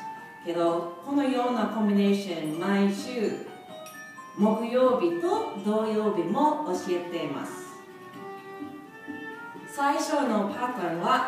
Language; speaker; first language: Japanese; non-native, learner; English